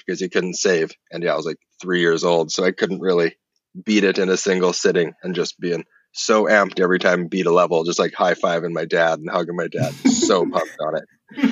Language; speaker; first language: English; native; English